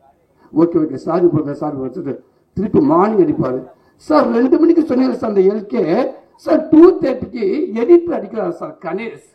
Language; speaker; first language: Tamil; native; Tamil